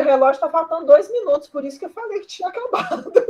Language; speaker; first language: Portuguese; native; Portuguese